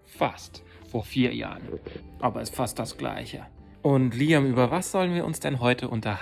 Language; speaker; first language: German; native; German